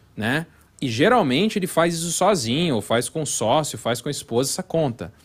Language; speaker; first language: Portuguese; non-native, fluent; English